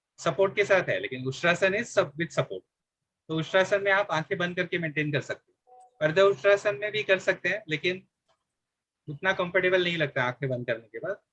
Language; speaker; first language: Hindi; non-native, local second language; Marathi